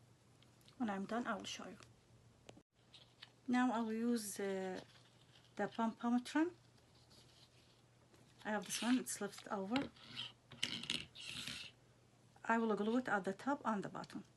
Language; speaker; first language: English; non-native, fluent; Arabic